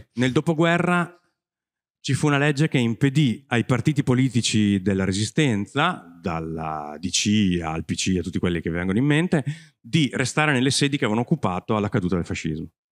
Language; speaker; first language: Italian; native; Italian